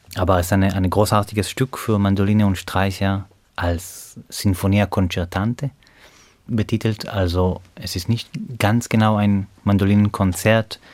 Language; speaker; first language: German; non-native, fluent; Hebrew